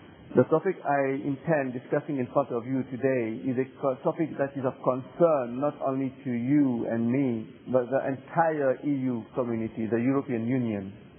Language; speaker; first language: English; non-native, fluent; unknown